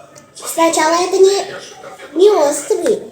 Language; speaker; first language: Russian; early bilingual, heritage; Russian